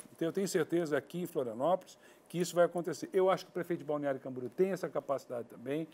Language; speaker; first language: Portuguese; native; Portuguese